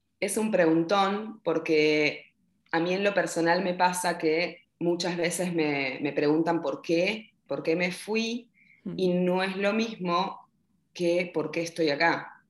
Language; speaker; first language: Spanish; native; Spanish